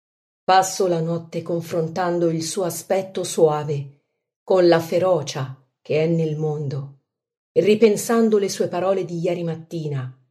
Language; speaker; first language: Italian; native; Italian